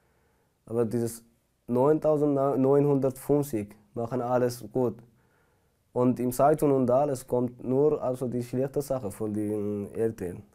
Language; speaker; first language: German; non-native, learner; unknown